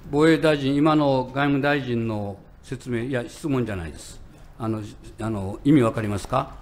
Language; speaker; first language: Japanese; native; Japanese